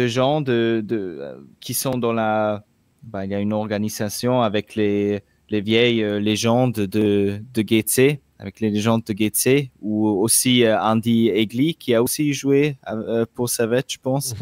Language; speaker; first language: French; non-native, local second language; German